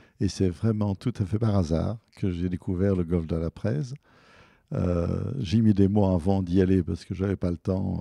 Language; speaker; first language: French; native; French